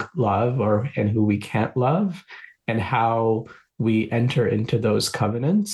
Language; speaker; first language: English; non-native, local second language; Bangla